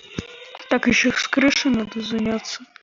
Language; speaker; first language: Russian; native; Russian